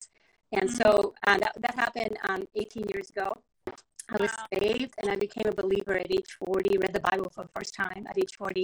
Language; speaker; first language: English; non-native, fluent; Spanish